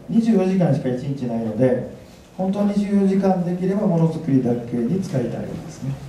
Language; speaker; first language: Japanese; native; Japanese